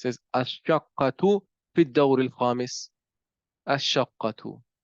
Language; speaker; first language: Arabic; non-native, fluent; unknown